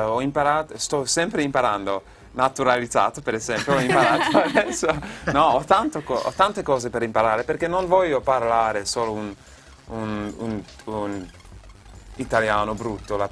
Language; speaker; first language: Italian; non-native, fluent; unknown